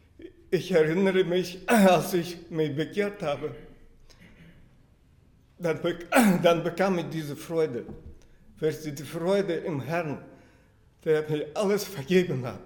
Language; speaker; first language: German; non-native, fluent; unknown